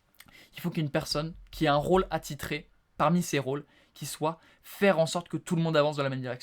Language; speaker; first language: French; native; French